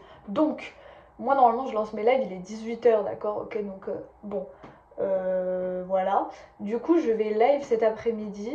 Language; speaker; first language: French; native; French